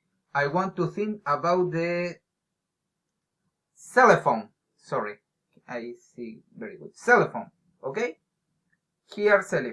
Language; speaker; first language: English; non-native, learner; Spanish